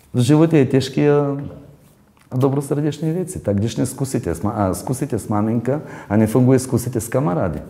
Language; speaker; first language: Czech; non-native, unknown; Bulgarian